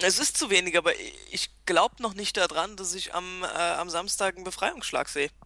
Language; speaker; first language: German; native; German